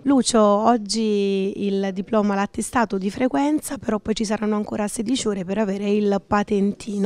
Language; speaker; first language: Italian; native; Italian